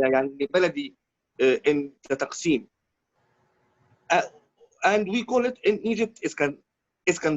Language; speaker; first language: English; non-native, learner; Arabic